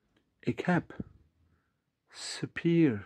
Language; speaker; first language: Dutch; non-native, learner; Turkish